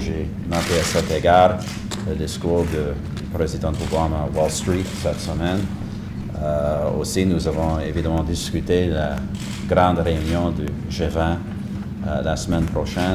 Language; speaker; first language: French; non-native, fluent; English